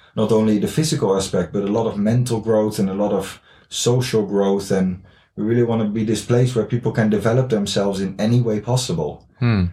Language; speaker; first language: English; non-native, fluent; Dutch